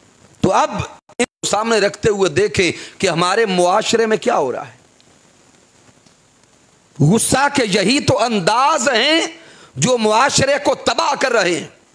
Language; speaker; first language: Urdu; native; Urdu